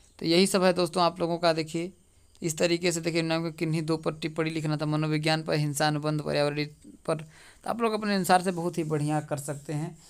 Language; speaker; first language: Hindi; native; Hindi